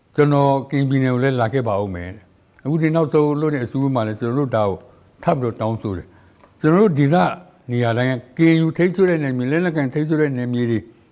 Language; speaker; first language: Burmese; non-native, local second language; Karen languages